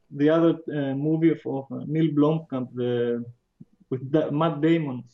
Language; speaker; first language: English; non-native, fluent; Greek